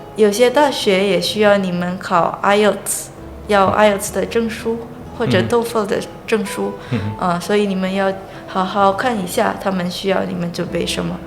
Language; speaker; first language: Chinese; non-native, fluent; Indonesian